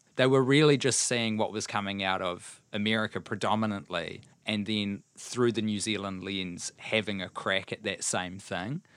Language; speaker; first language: English; native; English